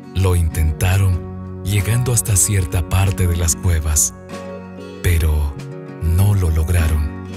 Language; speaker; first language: Spanish; native; Spanish